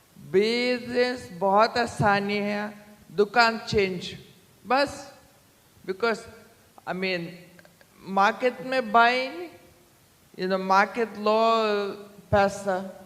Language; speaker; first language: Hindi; non-native, learner; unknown